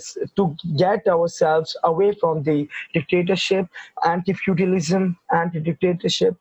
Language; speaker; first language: English; non-native, local second language; Urdu